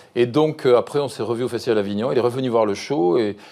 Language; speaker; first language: French; native; French